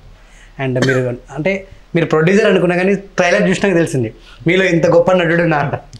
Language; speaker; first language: Telugu; native; Telugu